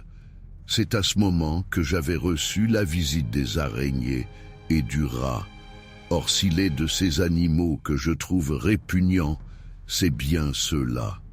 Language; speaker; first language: French; native; French